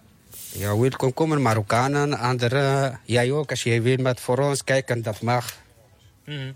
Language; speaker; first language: Dutch; non-native, learner; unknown